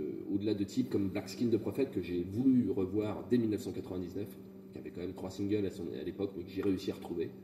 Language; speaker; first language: French; native; French